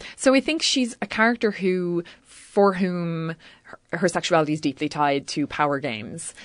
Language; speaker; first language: English; native; English